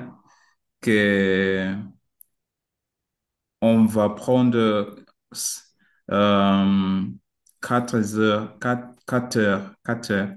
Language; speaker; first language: French; non-native, learner; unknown